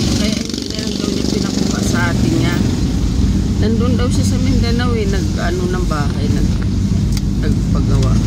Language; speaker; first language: Filipino; non-native, local second language; Cebuano